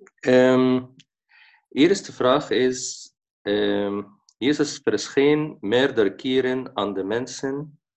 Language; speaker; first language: Dutch; non-native, fluent; Arabic